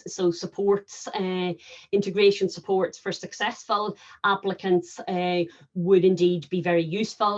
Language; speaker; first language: English; native; English